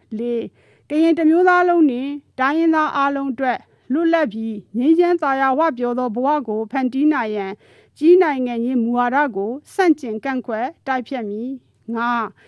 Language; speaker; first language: Burmese; non-native, local second language; Karen languages